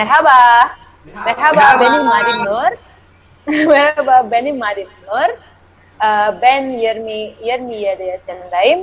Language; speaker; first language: Turkish; non-native, learner; Indonesian